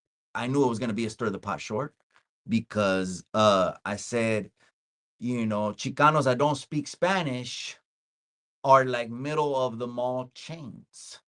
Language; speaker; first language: English; early bilingual, other home language; Spanish